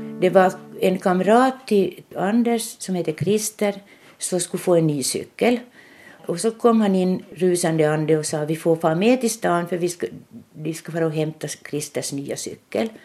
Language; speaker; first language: Swedish; native; Swedish